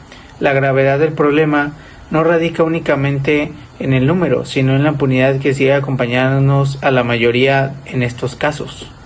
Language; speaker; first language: Spanish; native; Spanish